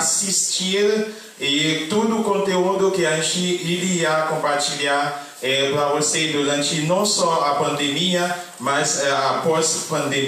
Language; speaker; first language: Portuguese; non-native, fluent; Haitian Creole